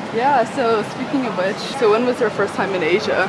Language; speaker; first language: English; non-native, local second language; Cantonese